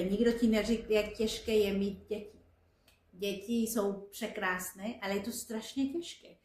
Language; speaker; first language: Czech; non-native, fluent; Spanish